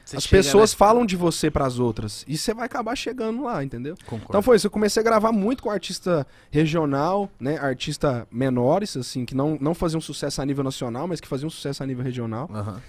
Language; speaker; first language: Portuguese; native; Portuguese